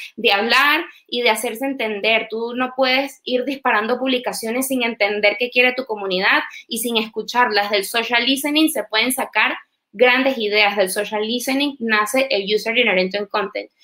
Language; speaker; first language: Spanish; native; Spanish